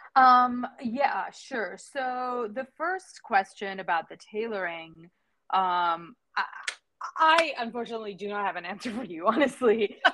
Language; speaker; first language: English; non-native, local second language; Hindi